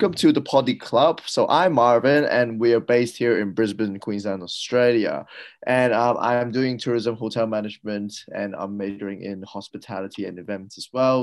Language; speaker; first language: English; non-native, local second language; Cantonese